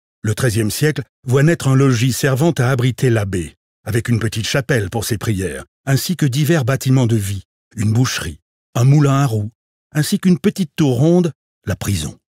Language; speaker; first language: French; native; French